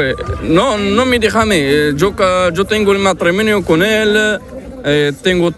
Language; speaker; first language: Spanish; non-native, learner; Arabic